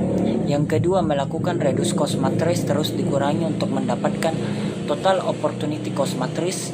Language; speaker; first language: Indonesian; native; Indonesian